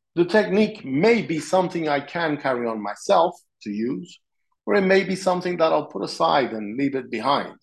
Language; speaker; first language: English; non-native, fluent; Italian